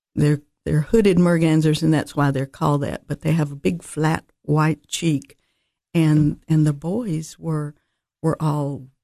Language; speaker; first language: English; native; English